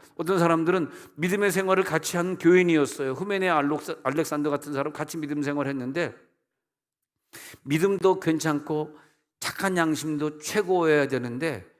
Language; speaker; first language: Korean; native; Korean